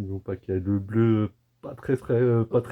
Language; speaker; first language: French; native; French